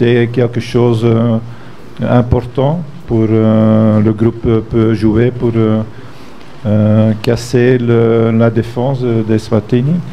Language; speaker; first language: French; non-native, fluent; Dutch